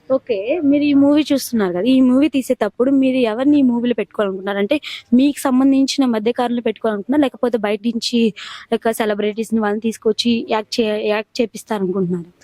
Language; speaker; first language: Telugu; native; Telugu